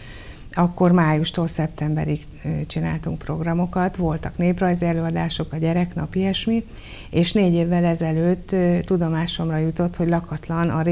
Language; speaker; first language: Hungarian; native; Hungarian